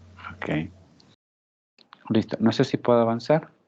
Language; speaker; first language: Spanish; native; Spanish